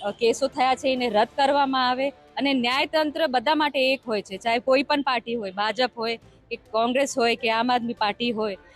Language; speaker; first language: Gujarati; non-native, local second language; Rathawi